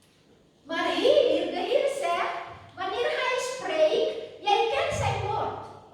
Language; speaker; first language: Dutch; non-native, fluent; Indonesian